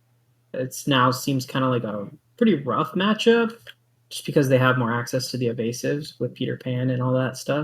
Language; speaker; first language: English; native; English